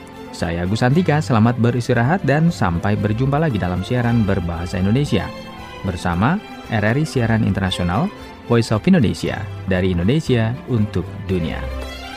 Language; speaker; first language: Indonesian; native; Indonesian